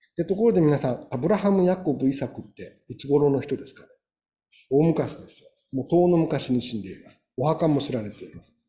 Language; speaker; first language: Japanese; native; Japanese